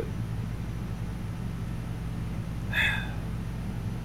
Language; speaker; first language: English; native; English